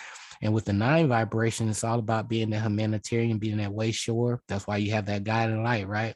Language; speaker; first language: English; native; English